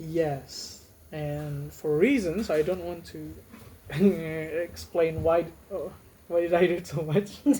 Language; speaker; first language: English; non-native, fluent; Indonesian